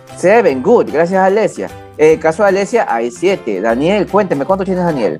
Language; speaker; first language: Spanish; native; Spanish